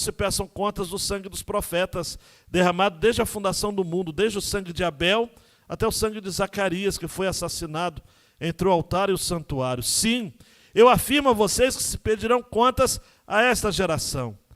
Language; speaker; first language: Portuguese; native; Portuguese